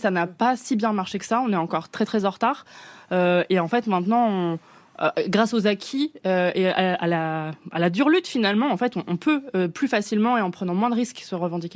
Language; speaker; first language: French; native; French